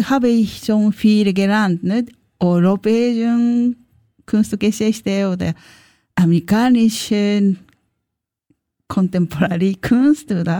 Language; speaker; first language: German; non-native, learner; Japanese